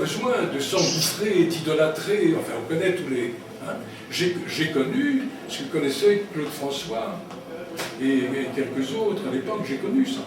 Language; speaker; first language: French; native; French